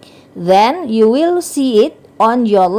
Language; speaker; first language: English; non-native, fluent; Indonesian